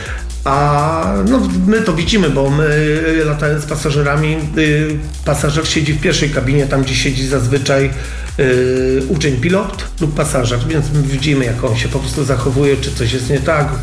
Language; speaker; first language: Polish; native; Polish